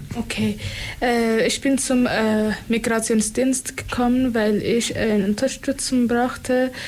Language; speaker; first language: German; non-native, fluent; Tigrinya